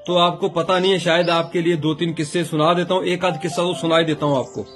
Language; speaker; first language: Hindi; non-native, local second language; Punjabi